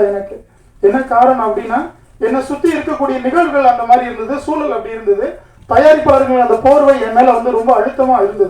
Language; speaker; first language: Tamil; native; Tamil